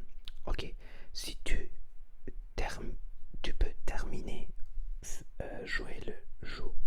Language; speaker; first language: French; non-native, learner; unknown